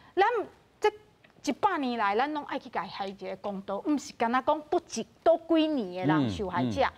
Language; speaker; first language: Min Nan Chinese; native; Min Nan Chinese